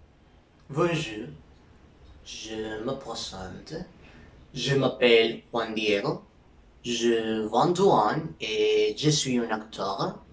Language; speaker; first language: French; non-native, learner; Spanish